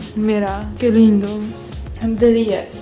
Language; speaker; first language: Spanish; non-native, fluent; Estonian